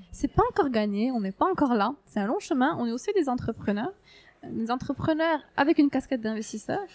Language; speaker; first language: French; non-native, local second language; Arabic